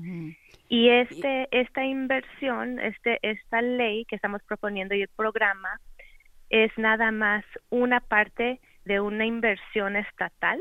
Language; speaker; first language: Spanish; native; Spanish